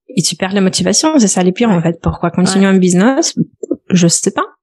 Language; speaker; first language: French; non-native, fluent; Russian